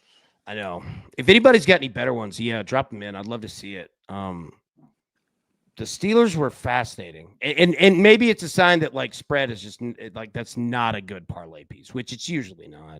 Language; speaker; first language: English; native; English